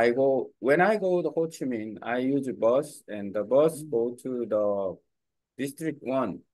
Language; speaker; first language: English; non-native, learner; Korean